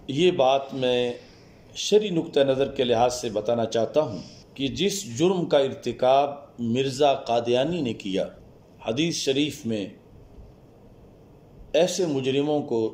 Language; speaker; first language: Urdu; non-native, local second language; Punjabi